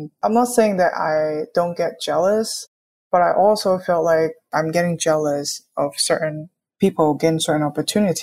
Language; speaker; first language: English; non-native, local second language; Cantonese